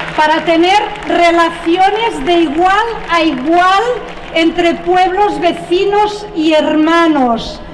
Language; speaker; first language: Spanish; non-native, local second language; Catalan